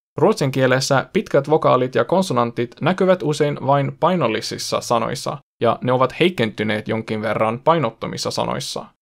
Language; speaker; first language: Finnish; non-native, fluent; Swedish